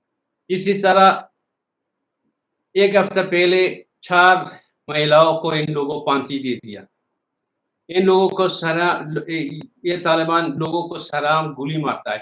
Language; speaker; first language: Hindi; non-native, learner; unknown